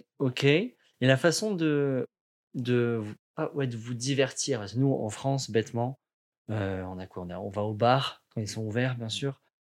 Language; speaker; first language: French; native; French